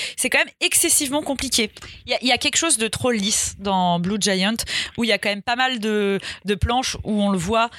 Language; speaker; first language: French; native; French